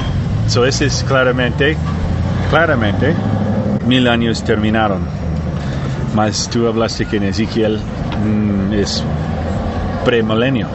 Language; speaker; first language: Spanish; non-native, learner; English